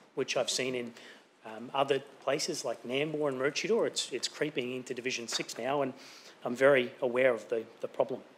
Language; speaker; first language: English; native; English